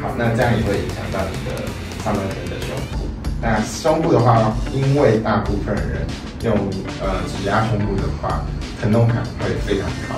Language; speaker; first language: Chinese; native; Chinese